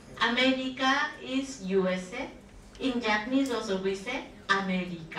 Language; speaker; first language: English; non-native, local second language; Japanese